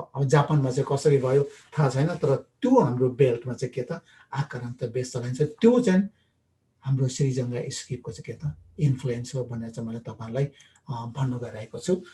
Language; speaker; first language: Nepali; non-native, local second language; Limbu